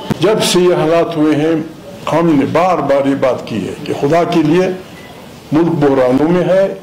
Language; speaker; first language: Urdu; non-native, local second language; Pashto